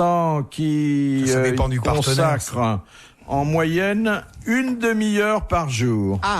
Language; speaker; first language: French; native; French